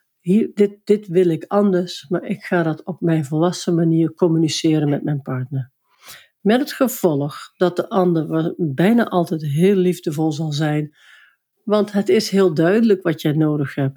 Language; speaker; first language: Dutch; native; Dutch